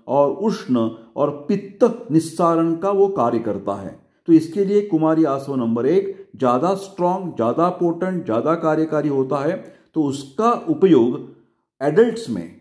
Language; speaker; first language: Hindi; non-native, local second language; Marathi